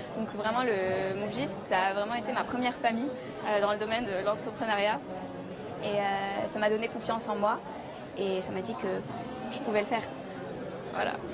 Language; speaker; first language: French; non-native, local second language; Arabic